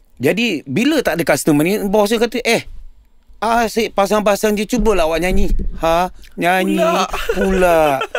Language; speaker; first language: Malay; non-native, local second language; Chinese